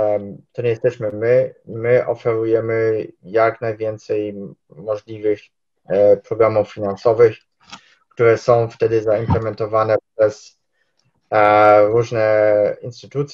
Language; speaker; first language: Polish; early bilingual, heritage; Polish